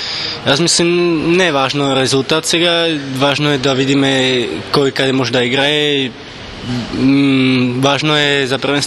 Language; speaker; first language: Bulgarian; non-native, learner; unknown